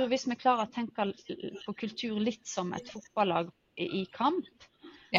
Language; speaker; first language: Norwegian; native; Norwegian